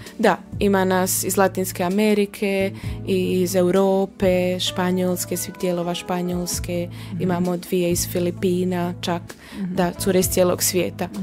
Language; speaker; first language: Croatian; native; Croatian